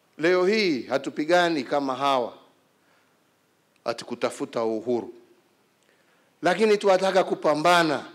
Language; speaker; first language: Swahili; non-native, local second language; Kikuyu